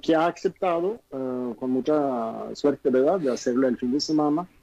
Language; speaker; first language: Spanish; non-native, fluent; Swedish